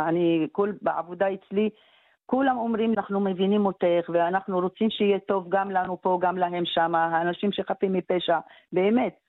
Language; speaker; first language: Hebrew; non-native, local second language; Arabic